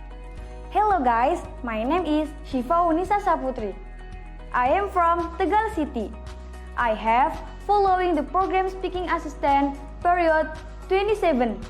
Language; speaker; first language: English; non-native, learner; Indonesian